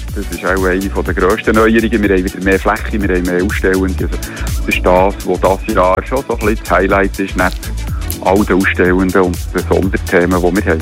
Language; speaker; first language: German; native; German